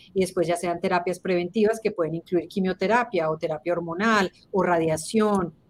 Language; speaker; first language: Spanish; native; Spanish